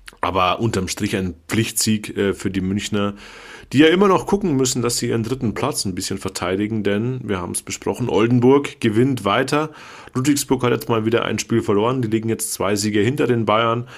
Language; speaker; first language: German; native; German